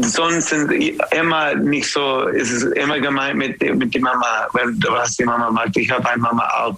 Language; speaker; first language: German; non-native, learner; English